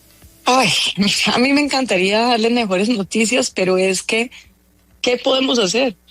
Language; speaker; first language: Spanish; native; Spanish